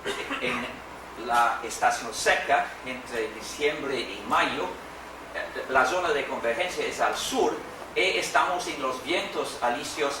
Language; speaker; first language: Spanish; non-native, fluent; English